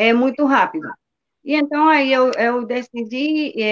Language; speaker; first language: Portuguese; non-native, learner; Spanish